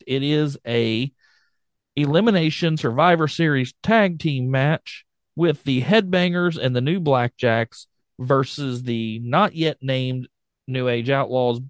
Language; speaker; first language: English; native; English